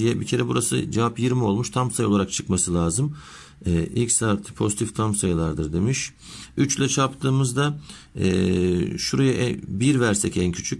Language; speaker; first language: Turkish; native; Turkish